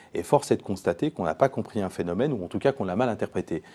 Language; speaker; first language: French; native; French